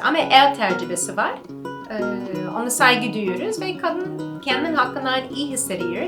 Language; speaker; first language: Turkish; non-native, learner; English